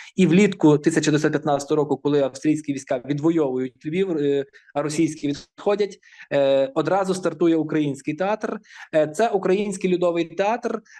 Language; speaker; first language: Ukrainian; native; Ukrainian